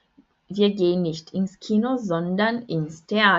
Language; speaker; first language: German; non-native, fluent; Portuguese